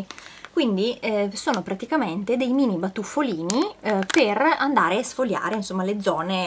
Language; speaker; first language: Italian; native; Italian